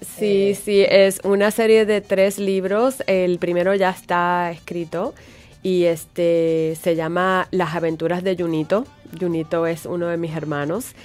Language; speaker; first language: Spanish; early bilingual, heritage; Spanish